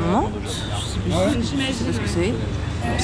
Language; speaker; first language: French; native; French